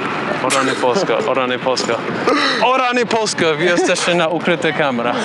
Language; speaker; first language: Polish; non-native, learner; English